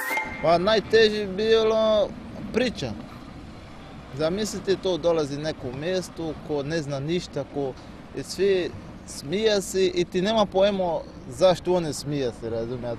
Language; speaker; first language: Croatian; non-native, learner; Portuguese